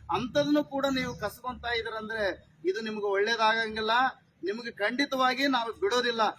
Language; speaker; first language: Kannada; non-native, local second language; Telugu